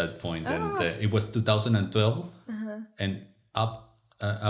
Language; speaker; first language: English; non-native, fluent; Spanish